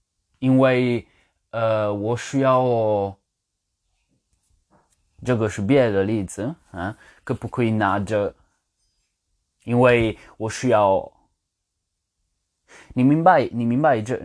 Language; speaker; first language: Chinese; non-native, learner; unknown